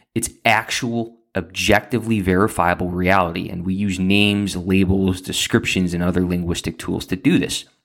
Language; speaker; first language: English; native; English